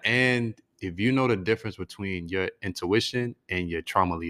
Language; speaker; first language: English; native; English